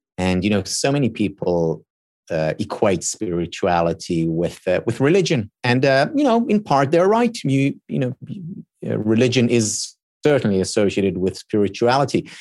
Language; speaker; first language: English; non-native, fluent; Hebrew